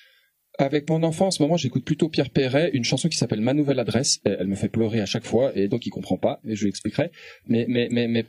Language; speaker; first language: French; native; French